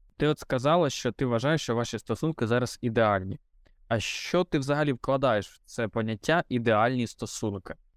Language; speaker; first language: Ukrainian; non-native, local second language; Russian